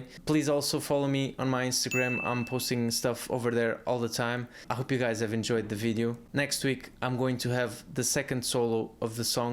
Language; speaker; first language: English; non-native, fluent; Portuguese